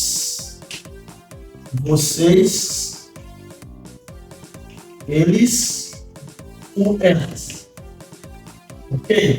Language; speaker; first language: Portuguese; non-native, fluent; Haitian Creole